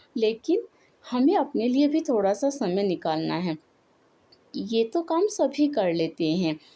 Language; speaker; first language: Hindi; native; Hindi